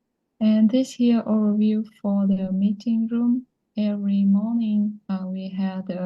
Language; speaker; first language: English; non-native, learner; Vietnamese